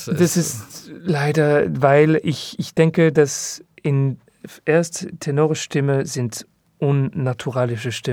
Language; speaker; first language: German; non-native, learner; French